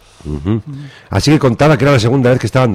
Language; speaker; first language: Spanish; native; Spanish